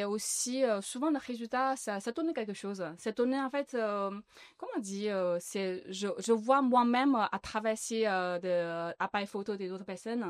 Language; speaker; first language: French; non-native, learner; Chinese